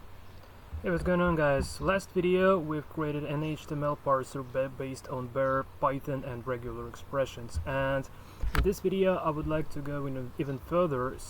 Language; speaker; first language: English; non-native, fluent; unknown